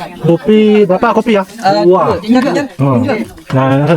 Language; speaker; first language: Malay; non-native, local second language; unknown